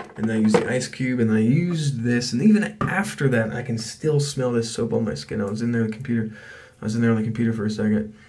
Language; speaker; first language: English; native; English